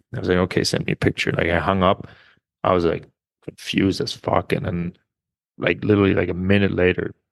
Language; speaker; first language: English; non-native, fluent; German